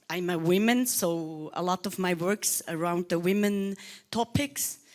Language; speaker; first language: English; non-native, learner; Swiss German